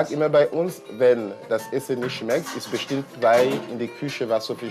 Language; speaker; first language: German; non-native, learner; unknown